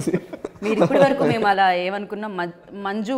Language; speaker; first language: Telugu; native; Telugu